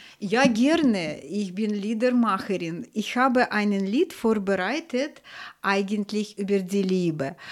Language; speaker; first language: German; non-native, fluent; Russian